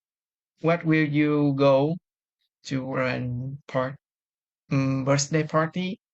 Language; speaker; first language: English; non-native, fluent; Vietnamese